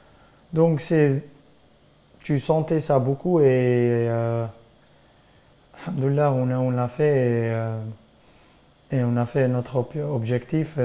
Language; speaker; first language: French; non-native, fluent; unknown